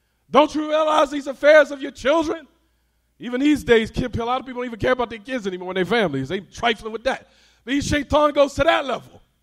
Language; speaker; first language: English; native; English